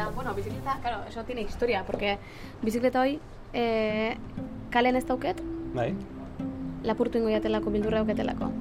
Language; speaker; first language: Basque; native; Basque